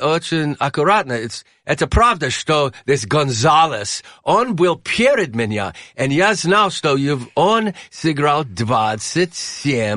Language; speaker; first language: Russian; non-native, learner; English